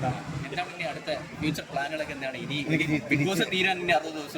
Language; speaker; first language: Malayalam; native; Malayalam